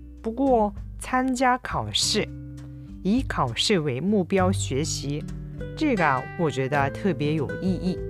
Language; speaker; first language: Chinese; non-native, fluent; Japanese